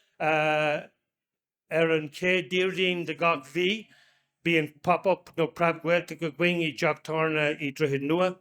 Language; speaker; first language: Irish; non-native, local second language; English